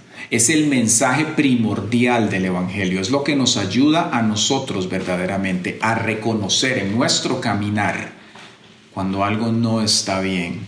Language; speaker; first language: Spanish; native; Spanish